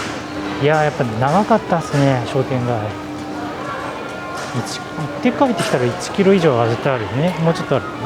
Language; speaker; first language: Japanese; native; Japanese